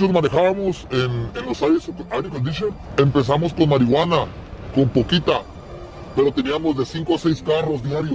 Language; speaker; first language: Spanish; native; Spanish